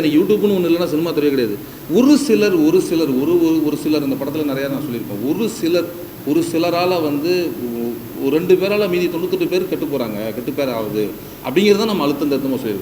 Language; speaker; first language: Tamil; native; Tamil